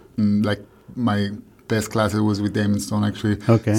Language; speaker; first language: English; non-native, fluent; Persian